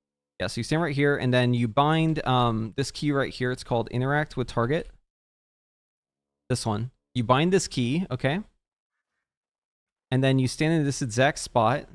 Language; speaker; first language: English; native; English